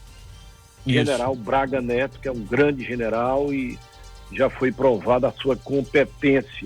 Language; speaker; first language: Portuguese; native; Portuguese